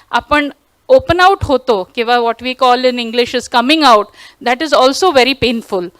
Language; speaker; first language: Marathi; non-native, local second language; Tulu